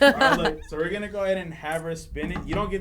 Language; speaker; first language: English; native; English